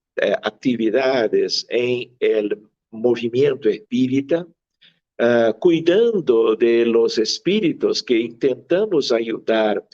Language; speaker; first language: Spanish; non-native, fluent; Portuguese